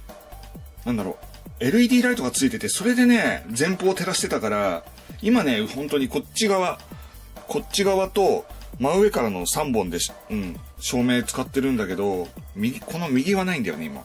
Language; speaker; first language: Japanese; native; Japanese